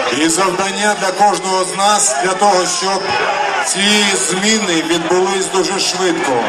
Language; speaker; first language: Ukrainian; non-native, local second language; Russian